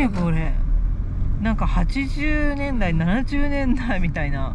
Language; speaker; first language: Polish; non-native, learner; Japanese